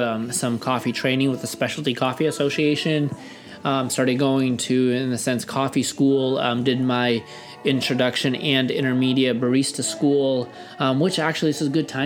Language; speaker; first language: English; early bilingual, other home language; Russian